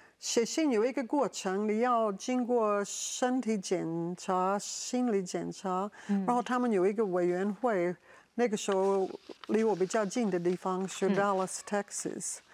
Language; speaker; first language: Chinese; non-native, fluent; English